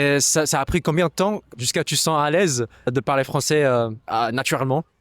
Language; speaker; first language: French; non-native, fluent; English